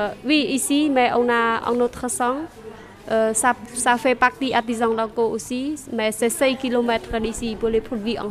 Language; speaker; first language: French; non-native, learner; Khmer